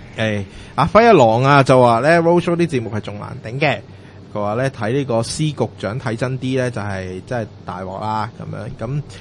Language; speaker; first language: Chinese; non-native, local second language; Cantonese